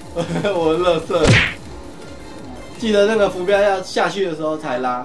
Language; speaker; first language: Chinese; native; Chinese